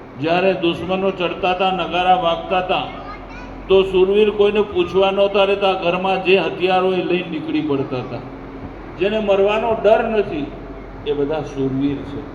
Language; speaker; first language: Gujarati; native; Gujarati